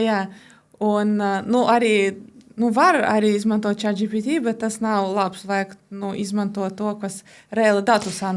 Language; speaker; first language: Latvian; non-native, local second language; Russian